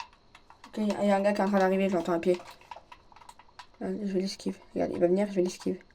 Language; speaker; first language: French; native; French